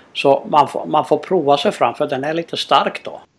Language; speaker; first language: Swedish; native; Swedish